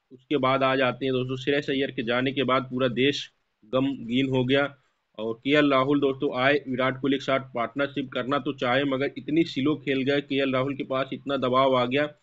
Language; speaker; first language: Hindi; native; Hindi